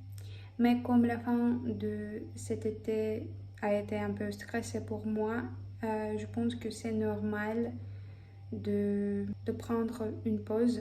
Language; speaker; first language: French; non-native, fluent; Russian